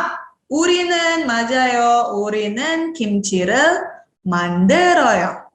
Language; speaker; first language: Korean; non-native, fluent; Indonesian